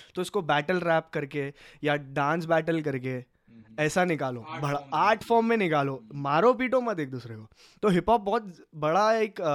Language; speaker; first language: Hindi; native; Hindi